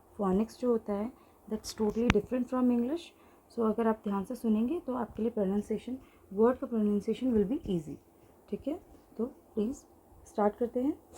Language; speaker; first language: Hindi; native; Hindi